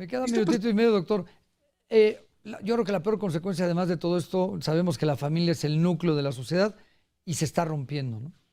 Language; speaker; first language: Spanish; native; Spanish